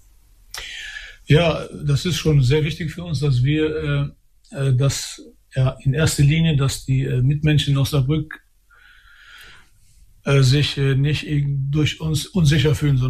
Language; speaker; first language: German; early bilingual, other home language; Albanian